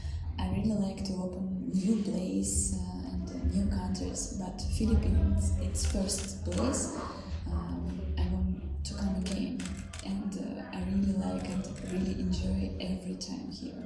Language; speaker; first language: English; non-native, learner; Russian